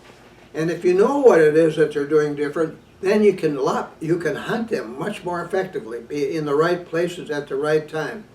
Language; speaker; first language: English; native; English